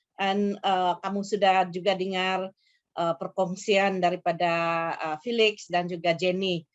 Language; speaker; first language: Malay; non-native, local second language; Central Dusun